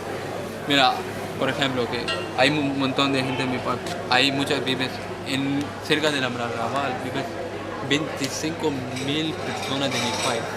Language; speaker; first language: Spanish; non-native, learner; Punjabi